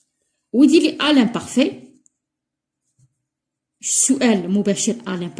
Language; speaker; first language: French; non-native, local second language; Arabic